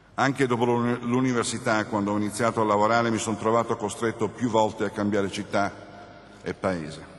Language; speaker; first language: Italian; native; Italian